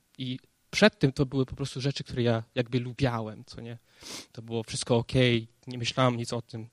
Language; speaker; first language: Polish; early bilingual, heritage; Polish